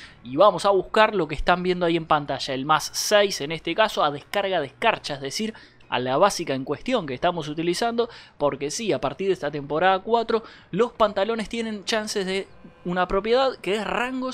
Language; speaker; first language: Spanish; native; Spanish